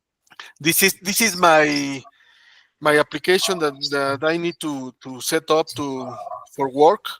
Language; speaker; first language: English; non-native, learner; Spanish